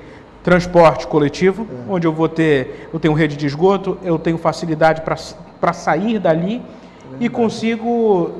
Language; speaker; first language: Portuguese; native; Portuguese